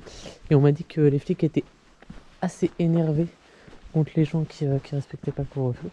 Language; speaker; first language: French; native; French